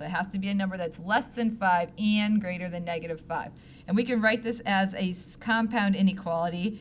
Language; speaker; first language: English; native; English